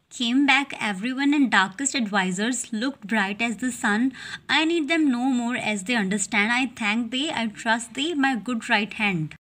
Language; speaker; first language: Hindi; native; Hindi